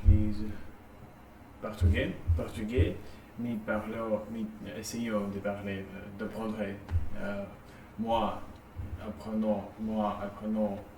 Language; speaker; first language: French; non-native, learner; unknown